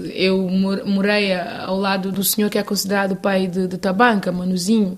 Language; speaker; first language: Portuguese; non-native, local second language; Kabuverdianu